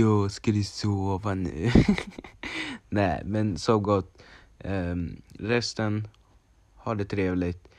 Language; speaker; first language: Swedish; early bilingual, other home language; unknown